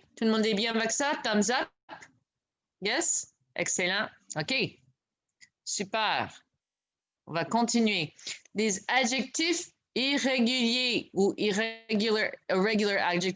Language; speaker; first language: French; non-native, local second language; English